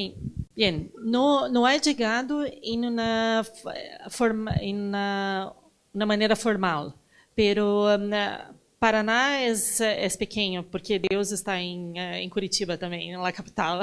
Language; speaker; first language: Spanish; non-native, learner; Portuguese